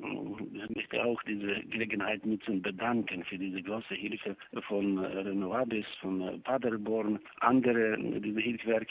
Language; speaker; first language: German; non-native, learner; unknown